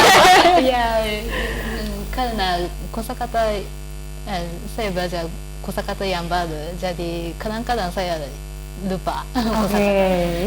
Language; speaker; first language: Indonesian; non-native, learner; Japanese